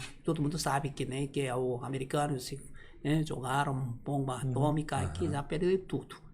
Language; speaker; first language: Portuguese; non-native, learner; Korean